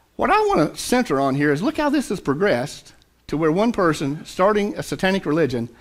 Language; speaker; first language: English; native; English